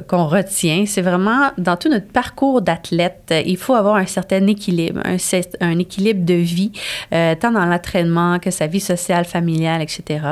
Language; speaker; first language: French; native; French